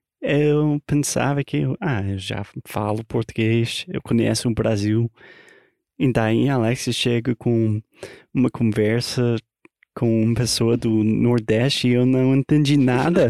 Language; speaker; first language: Portuguese; non-native, fluent; English